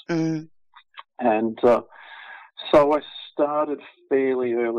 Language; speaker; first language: English; native; English